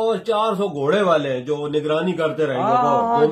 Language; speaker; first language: Hindi; native; Hindi